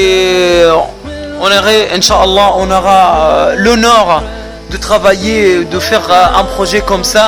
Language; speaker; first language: French; non-native, fluent; Arabic